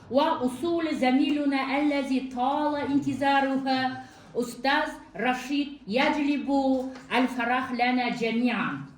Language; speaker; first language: Arabic; non-native, fluent; Kazakh